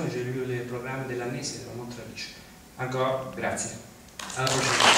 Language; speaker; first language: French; non-native, fluent; Italian